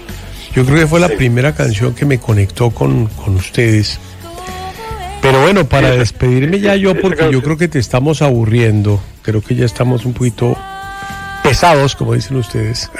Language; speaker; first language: Spanish; native; Spanish